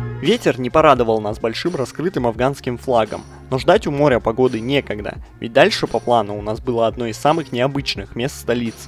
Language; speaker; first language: Russian; native; Russian